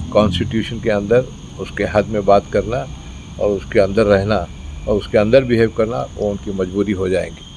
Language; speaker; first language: Hindi; native; Hindi